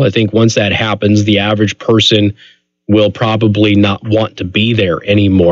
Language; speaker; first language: English; native; English